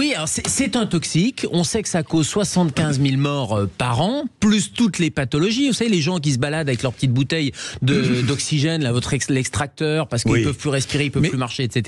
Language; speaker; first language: French; native; French